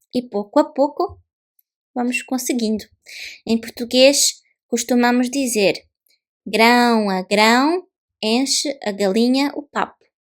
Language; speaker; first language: Portuguese; native; Portuguese